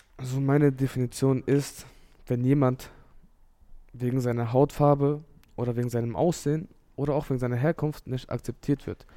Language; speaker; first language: German; early bilingual, other home language; Urdu